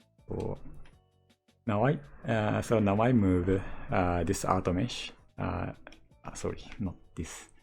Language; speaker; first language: English; non-native, learner; Japanese